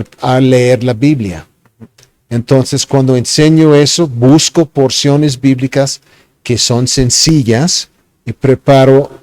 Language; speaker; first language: Spanish; non-native, fluent; English